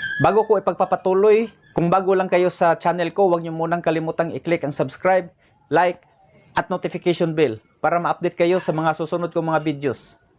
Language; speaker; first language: Filipino; non-native, local second language; Cebuano